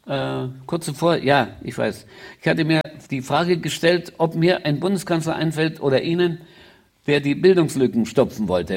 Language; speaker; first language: German; native; German